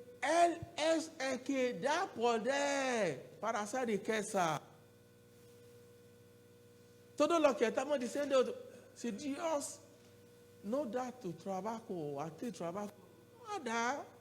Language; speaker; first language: Spanish; non-native, learner; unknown